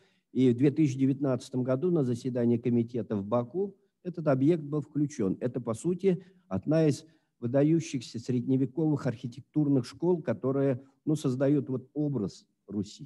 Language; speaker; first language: Russian; native; Russian